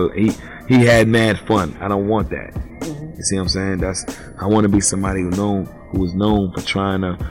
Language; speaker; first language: English; native; English